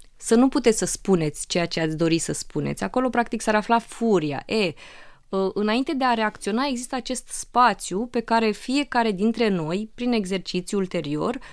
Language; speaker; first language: Romanian; non-native, local second language; Russian